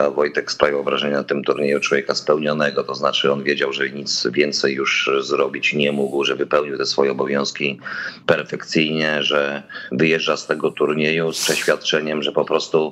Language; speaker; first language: Polish; native; Polish